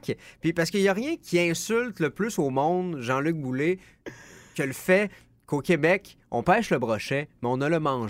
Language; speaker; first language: French; native; French